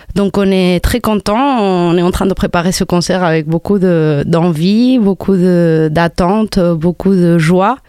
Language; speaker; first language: French; non-native, fluent; Spanish